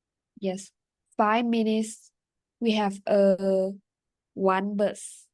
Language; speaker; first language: English; non-native, learner; Vietnamese